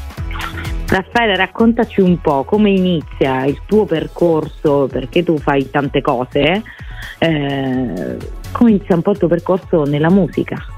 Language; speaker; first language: Italian; native; Italian